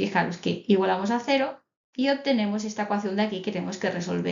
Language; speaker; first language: Spanish; native; Spanish